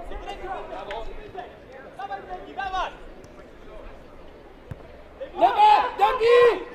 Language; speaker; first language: Polish; native; Polish